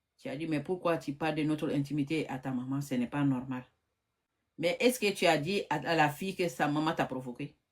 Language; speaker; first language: French; non-native, local second language; Bambara